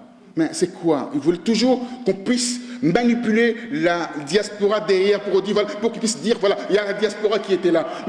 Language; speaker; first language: French; non-native, local second language; Lingala